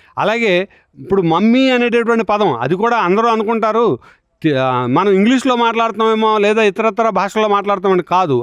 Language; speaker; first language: Telugu; native; Telugu